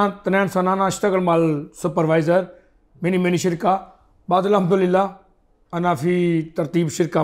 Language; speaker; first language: Arabic; non-native, learner; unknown